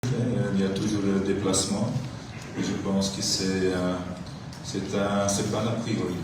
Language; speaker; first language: French; non-native, fluent; Dutch